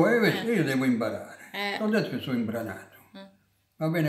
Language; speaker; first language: Italian; native; Italian